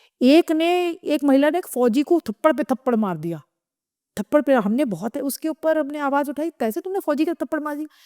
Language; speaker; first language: Hindi; native; Hindi